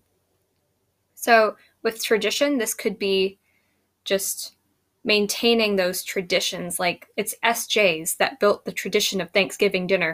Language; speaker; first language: English; native; English